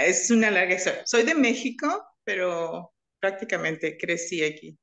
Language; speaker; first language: Spanish; early bilingual, other home language; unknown